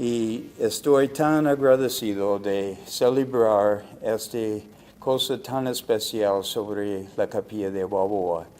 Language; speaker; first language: Spanish; non-native, fluent; English